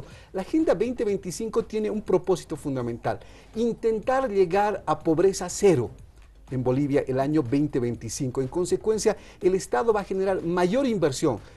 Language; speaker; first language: Spanish; native; Spanish